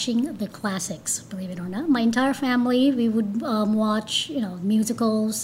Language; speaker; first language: English; non-native, local second language; Cebuano